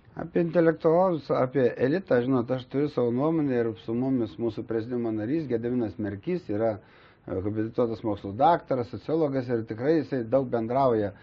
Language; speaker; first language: Lithuanian; native; Lithuanian